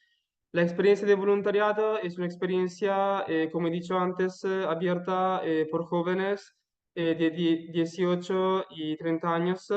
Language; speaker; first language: Spanish; non-native, learner; Italian